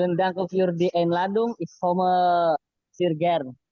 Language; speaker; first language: German; non-native, learner; Indonesian